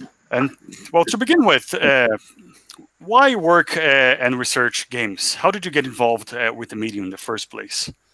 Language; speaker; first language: English; non-native, fluent; Portuguese